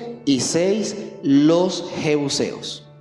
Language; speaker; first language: Spanish; native; Spanish